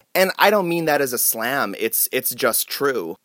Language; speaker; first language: English; native; English